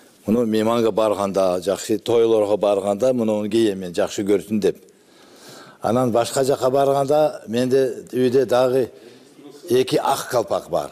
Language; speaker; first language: Kyrgyz; non-native, local second language; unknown